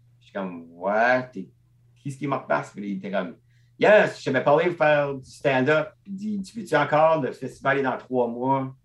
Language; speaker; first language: French; non-native, local second language; English